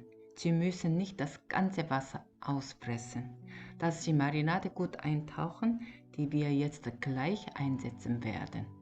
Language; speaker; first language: German; non-native, learner; Korean